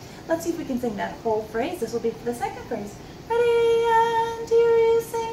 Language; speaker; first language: English; native; English